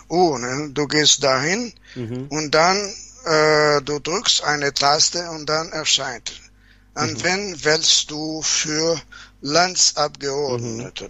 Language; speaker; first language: German; non-native, fluent; Portuguese